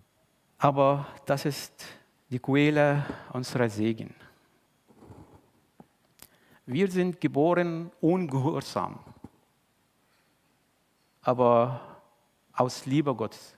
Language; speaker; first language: German; non-native, fluent; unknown